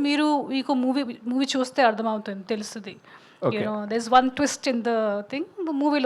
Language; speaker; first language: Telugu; non-native, learner; Hindi